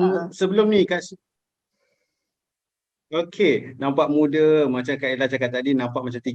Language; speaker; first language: Malay; native; Malay